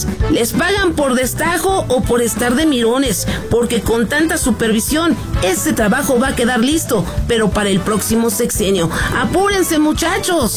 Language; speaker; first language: Spanish; native; Spanish